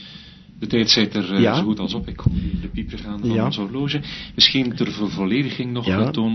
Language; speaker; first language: Dutch; native; Dutch